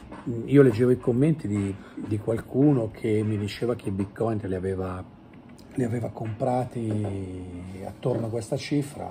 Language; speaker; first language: Italian; native; Italian